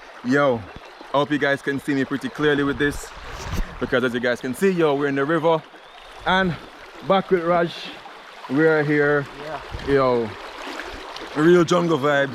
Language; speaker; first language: English; native; English